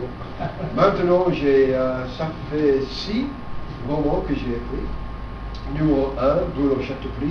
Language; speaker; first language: French; non-native, fluent; English